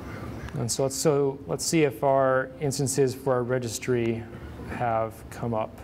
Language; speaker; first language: English; native; English